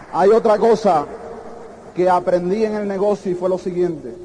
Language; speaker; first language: Spanish; early bilingual, heritage; Spanish